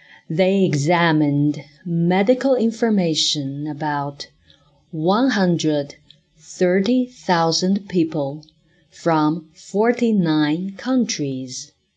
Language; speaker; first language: English; non-native, fluent; Chinese